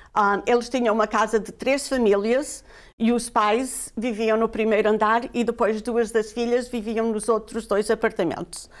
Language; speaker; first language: Portuguese; native; Portuguese